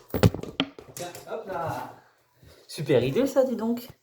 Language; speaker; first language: French; native; French